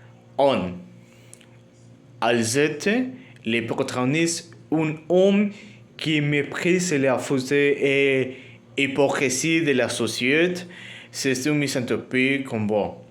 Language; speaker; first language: French; non-native, learner; Spanish